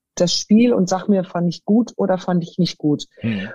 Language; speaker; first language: German; native; German